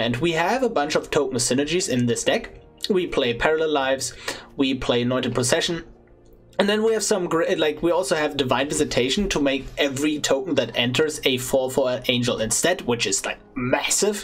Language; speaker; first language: English; non-native, fluent; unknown